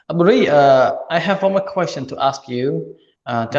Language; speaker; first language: English; non-native, learner; Khmer